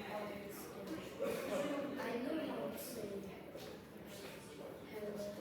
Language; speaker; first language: English; non-native, learner; Portuguese